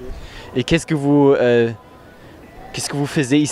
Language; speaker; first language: French; non-native, learner; German